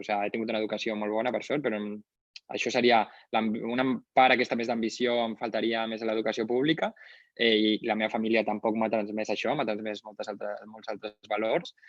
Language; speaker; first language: Catalan; non-native, local second language; Spanish